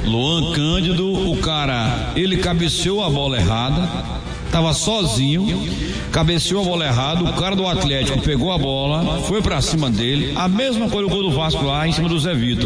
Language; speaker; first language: Portuguese; native; Portuguese